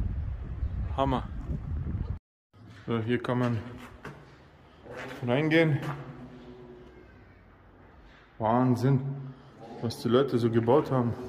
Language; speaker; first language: German; early bilingual, other home language; Bosnian